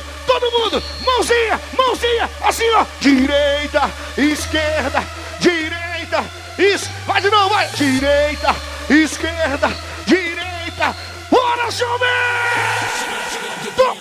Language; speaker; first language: Portuguese; native; Portuguese